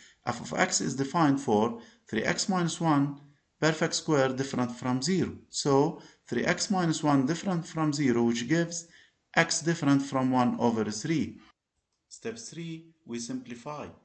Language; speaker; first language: English; non-native, local second language; Arabic